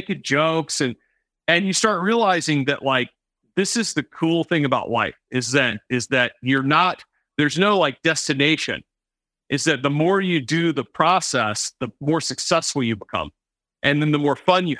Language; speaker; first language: English; native; English